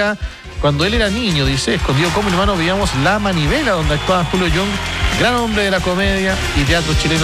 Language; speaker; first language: Spanish; native; Spanish